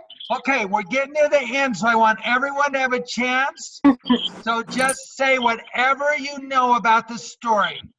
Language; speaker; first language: English; native; English